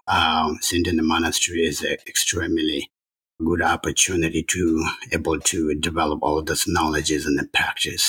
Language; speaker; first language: English; non-native, learner; Chinese